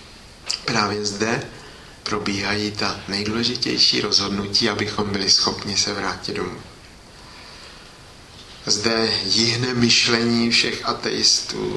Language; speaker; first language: Czech; native; Czech